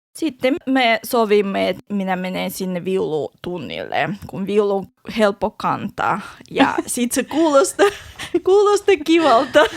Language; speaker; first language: Finnish; non-native, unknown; Russian